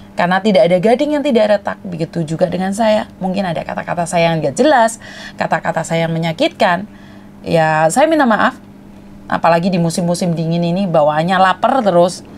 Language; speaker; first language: Indonesian; non-native, local second language; Madurese